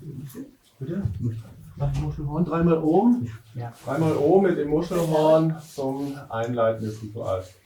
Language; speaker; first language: German; native; German